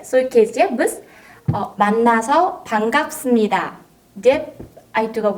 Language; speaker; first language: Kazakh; non-native, learner; Korean